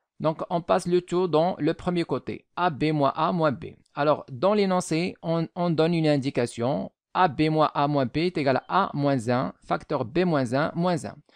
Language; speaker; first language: French; non-native, local second language; Arabic